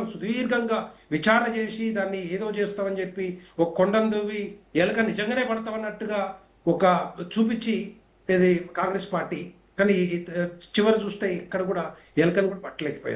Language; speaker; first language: Telugu; native; Telugu